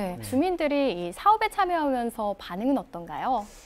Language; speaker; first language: Korean; native; Korean